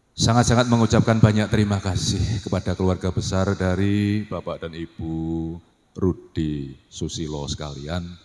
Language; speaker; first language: Indonesian; non-native, local second language; Javanese